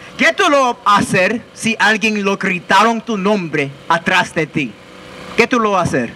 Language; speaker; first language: Spanish; non-native, learner; English